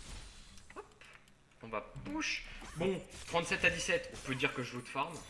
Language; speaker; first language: French; native; French